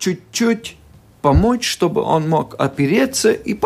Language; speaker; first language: Russian; non-native, local second language; Latvian